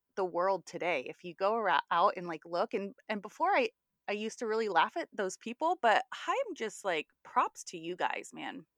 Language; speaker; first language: English; native; English